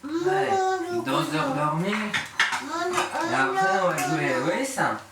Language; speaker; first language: French; non-native, learner; Armenian